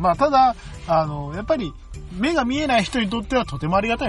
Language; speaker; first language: Japanese; native; Japanese